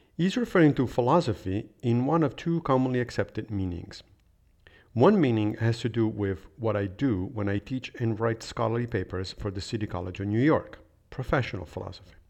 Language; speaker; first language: English; non-native, fluent; Italian